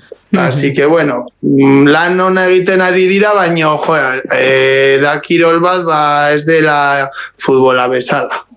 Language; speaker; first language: Basque; non-native, local second language; Spanish